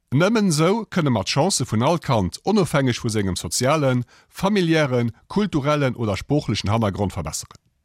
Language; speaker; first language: Luxembourgish; native; Luxembourgish